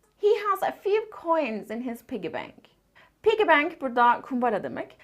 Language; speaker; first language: English; non-native, fluent; Turkish